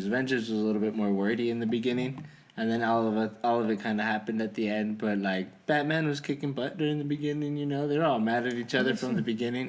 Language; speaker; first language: English; native; English